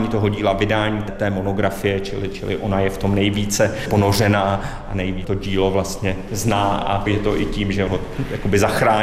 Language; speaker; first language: Czech; native; Czech